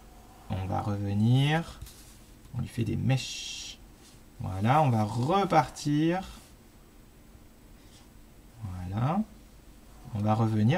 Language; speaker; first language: French; native; French